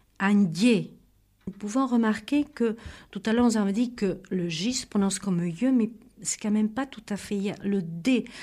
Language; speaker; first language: French; native; French